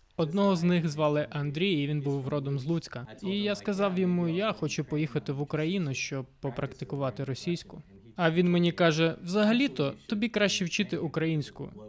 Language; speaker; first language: Ukrainian; non-native, fluent; English